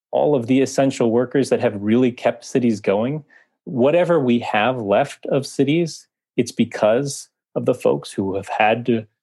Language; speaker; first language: English; native; English